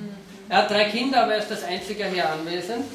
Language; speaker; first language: German; non-native, fluent; Slovenian